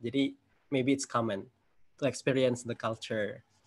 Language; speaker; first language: English; non-native, fluent; Indonesian